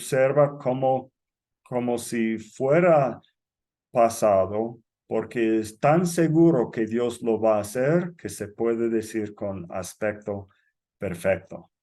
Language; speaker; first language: Spanish; non-native, fluent; English